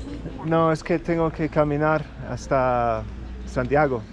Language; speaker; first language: Spanish; non-native, learner; English